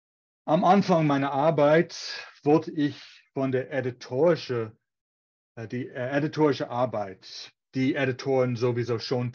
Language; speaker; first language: German; non-native, fluent; English